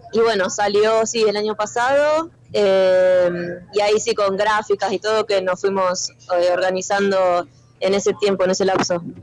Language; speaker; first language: Spanish; native; Spanish